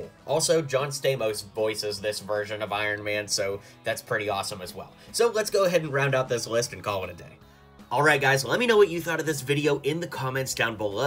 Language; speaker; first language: English; native; English